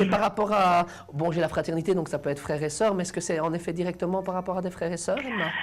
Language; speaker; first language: French; native; French